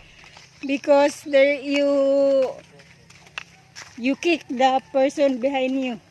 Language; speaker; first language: English; non-native, learner; Cebuano